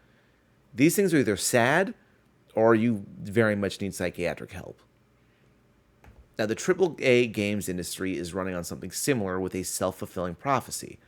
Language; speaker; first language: English; native; English